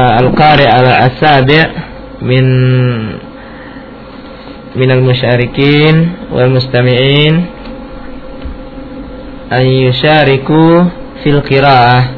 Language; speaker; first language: Arabic; non-native, fluent; Indonesian